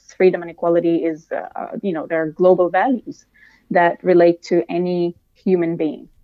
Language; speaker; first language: English; non-native, fluent; Arabic